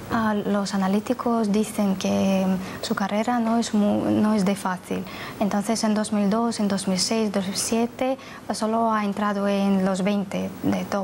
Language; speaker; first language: Spanish; non-native, fluent; Russian